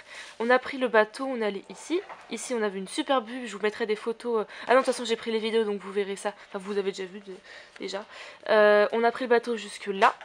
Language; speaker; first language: French; native; French